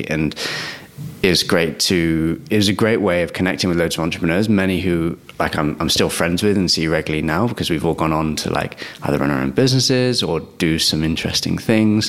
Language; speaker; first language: English; native; English